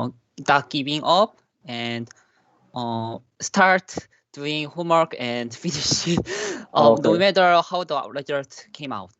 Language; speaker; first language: English; non-native, learner; Korean